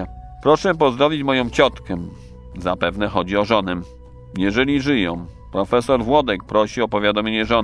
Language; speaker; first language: Polish; native; Polish